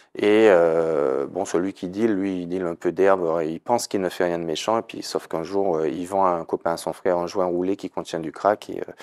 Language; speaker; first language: French; native; French